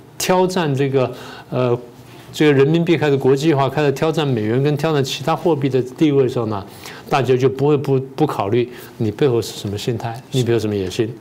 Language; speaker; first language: Chinese; native; Chinese